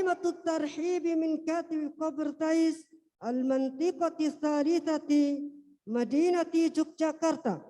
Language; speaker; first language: Arabic; non-native, fluent; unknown